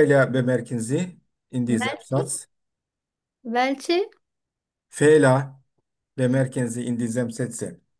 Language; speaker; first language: German; non-native, learner; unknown